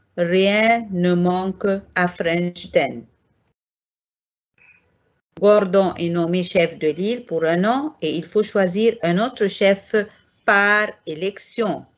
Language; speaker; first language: French; non-native, fluent; Arabic